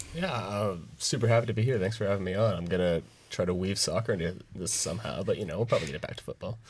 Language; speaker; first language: English; native; English